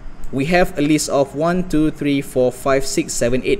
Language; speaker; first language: English; non-native, local second language; Malay